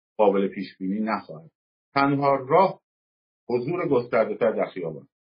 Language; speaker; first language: Persian; native; Persian